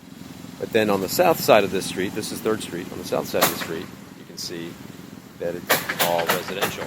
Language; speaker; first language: English; native; English